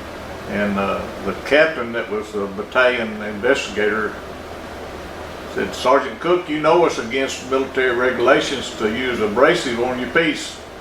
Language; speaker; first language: English; native; English